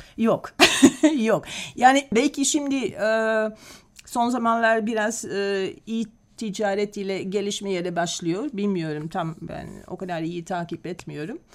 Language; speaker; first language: Turkish; non-native, fluent; Dutch